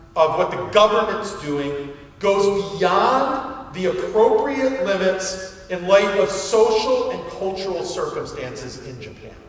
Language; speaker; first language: English; native; English